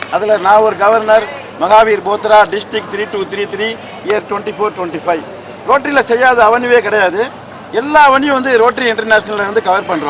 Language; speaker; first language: Tamil; non-native, local second language; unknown